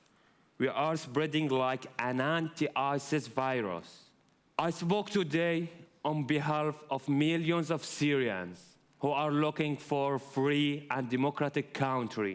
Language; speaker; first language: English; non-native, fluent; Arabic